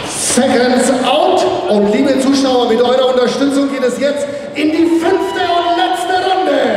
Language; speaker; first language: German; native; German